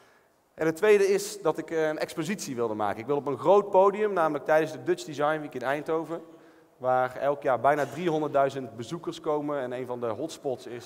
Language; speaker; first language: Dutch; native; Dutch